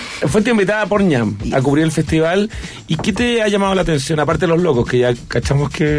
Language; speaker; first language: Spanish; native; Spanish